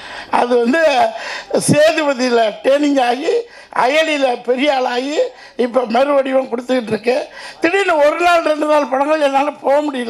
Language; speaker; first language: Tamil; native; Tamil